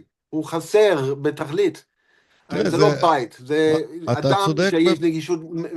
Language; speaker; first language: Hebrew; non-native, fluent; English